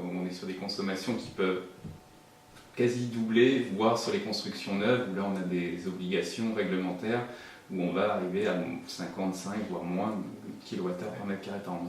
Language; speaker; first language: French; native; French